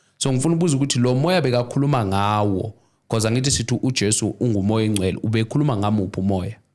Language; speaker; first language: Zulu; native; Zulu